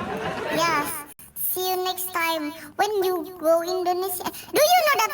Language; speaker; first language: English; non-native, learner; Indonesian